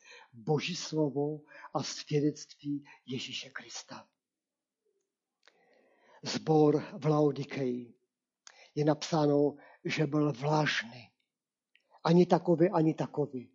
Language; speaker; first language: Czech; non-native, local second language; Polish